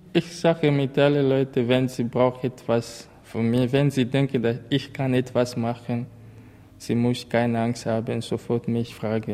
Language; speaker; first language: German; non-native, learner; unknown